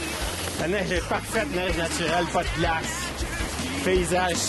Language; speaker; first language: French; native; French